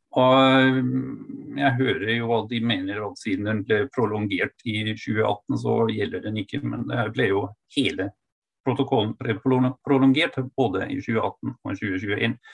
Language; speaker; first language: Norwegian; non-native, fluent; German